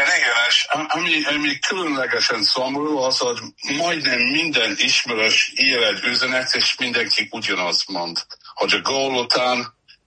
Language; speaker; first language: Hungarian; non-native, fluent; English